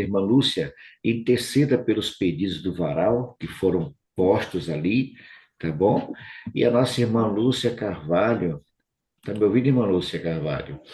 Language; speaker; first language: Portuguese; native; Portuguese